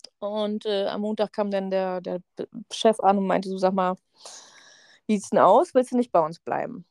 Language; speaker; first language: German; native; German